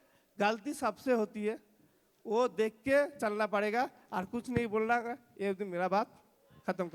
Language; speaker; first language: Hindi; non-native, local second language; Bangla